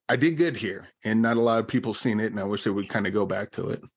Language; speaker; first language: English; native; English